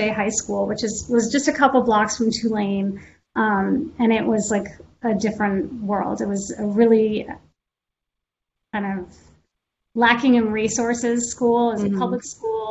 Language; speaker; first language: English; native; English